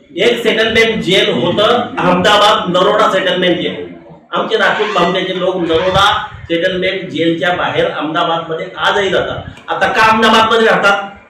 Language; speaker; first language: Marathi; non-native, local second language; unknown